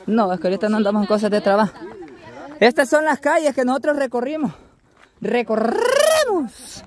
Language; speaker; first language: Spanish; native; Spanish